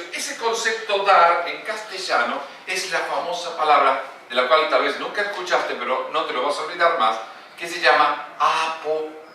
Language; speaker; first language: Spanish; native; Spanish